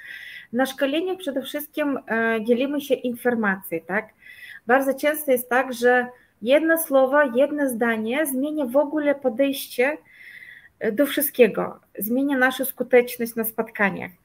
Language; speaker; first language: Polish; non-native, fluent; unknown